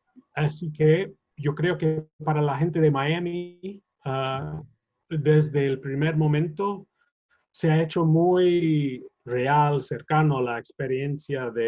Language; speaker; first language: Spanish; non-native, fluent; English